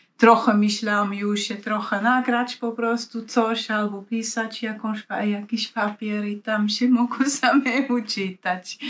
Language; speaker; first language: Polish; non-native, fluent; German